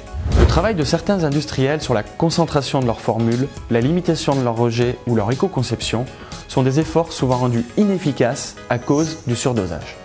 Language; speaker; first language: French; native; French